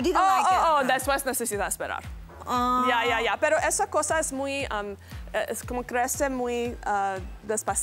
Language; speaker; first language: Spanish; non-native, learner; English